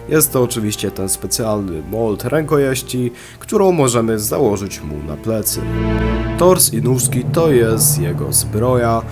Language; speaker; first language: Polish; native; Polish